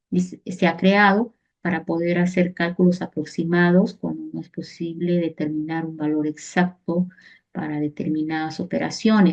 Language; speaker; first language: Spanish; native; Spanish